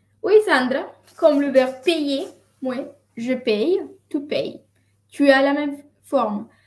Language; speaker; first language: French; non-native, fluent; Spanish